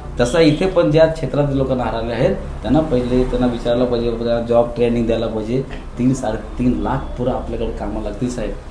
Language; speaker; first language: Marathi; non-native, local second language; Hindi